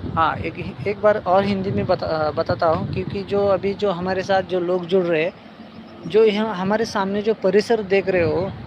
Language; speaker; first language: Hindi; non-native, local second language; Marathi